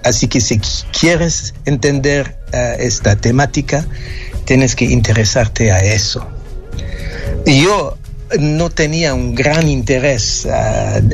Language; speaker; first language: Spanish; non-native, fluent; French